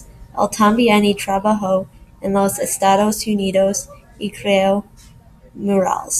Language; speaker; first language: Spanish; non-native, learner; English